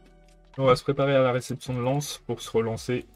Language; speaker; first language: French; native; French